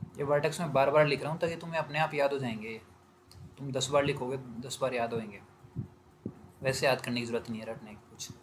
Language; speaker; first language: Hindi; native; Hindi